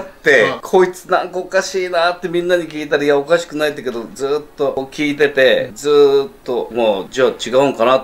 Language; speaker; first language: Japanese; native; Japanese